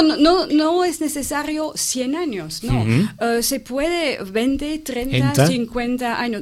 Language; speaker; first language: Spanish; non-native, fluent; French